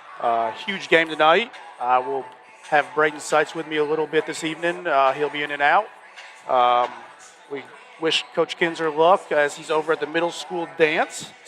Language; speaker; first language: English; native; English